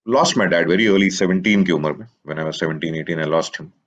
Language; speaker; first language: Hindi; native; Hindi